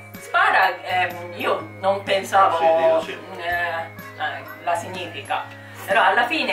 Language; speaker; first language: Italian; non-native, learner; Japanese